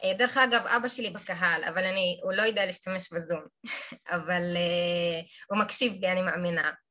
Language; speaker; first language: Hebrew; non-native, local second language; Arabic